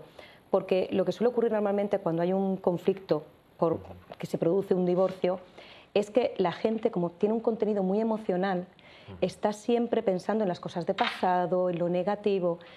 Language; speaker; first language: Spanish; native; Spanish